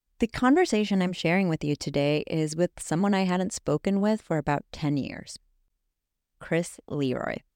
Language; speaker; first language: English; non-native, fluent; Spanish